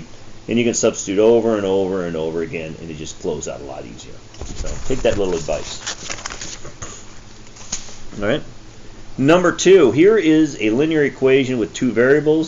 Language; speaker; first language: English; native; English